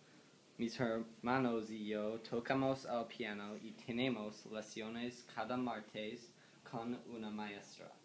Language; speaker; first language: Spanish; non-native, learner; English